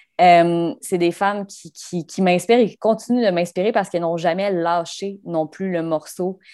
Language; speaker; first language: French; native; French